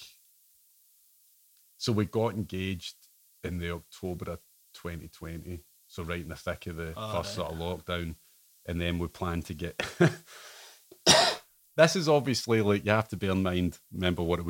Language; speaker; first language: English; native; English